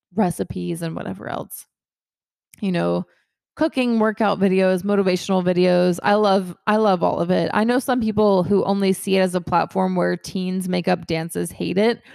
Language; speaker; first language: English; native; English